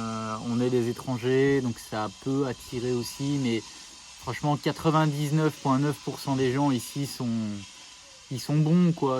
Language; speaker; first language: French; native; French